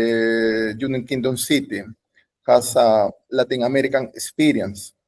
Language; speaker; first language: English; non-native, learner; Spanish